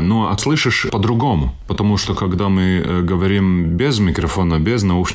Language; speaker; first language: Russian; non-native, local second language; Latvian